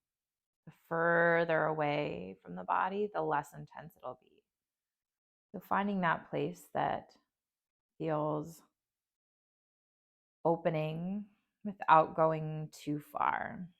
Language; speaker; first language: English; native; English